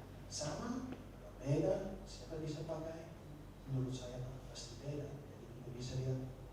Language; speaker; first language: Indonesian; non-native, fluent; Dutch